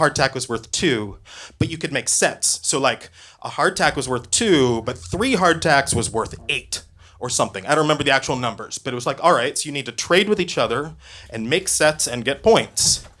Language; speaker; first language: English; native; English